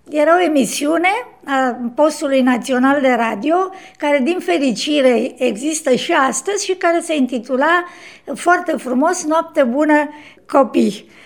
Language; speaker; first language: Romanian; native; Romanian